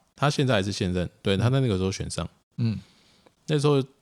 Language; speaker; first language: Chinese; native; Chinese